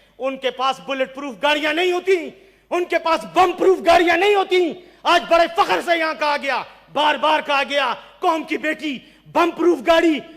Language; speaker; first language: Urdu; non-native, local second language; Pashto